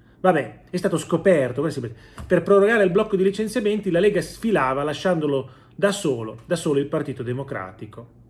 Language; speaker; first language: Italian; native; Italian